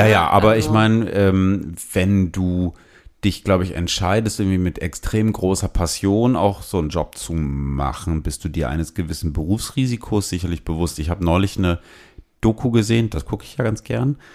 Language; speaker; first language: German; native; German